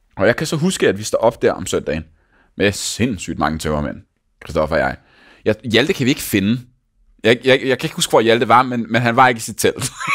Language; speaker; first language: Danish; native; Danish